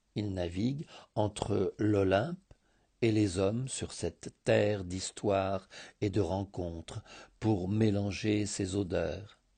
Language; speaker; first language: French; early bilingual, heritage; Greek